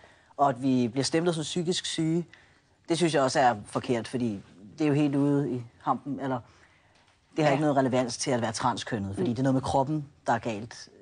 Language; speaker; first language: Danish; native; Danish